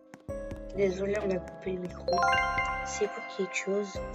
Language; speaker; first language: French; native; French